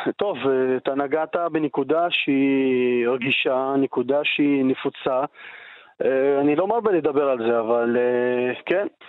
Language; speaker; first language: Hebrew; non-native, local second language; Arabic